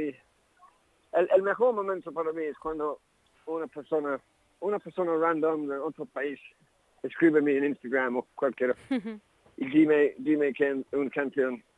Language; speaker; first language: Spanish; non-native, learner; English